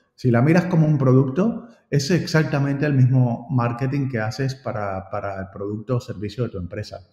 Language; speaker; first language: Spanish; native; Spanish